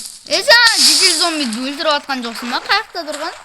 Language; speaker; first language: Kazakh; native; Kazakh